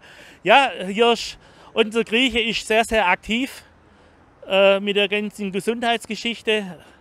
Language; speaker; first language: German; native; German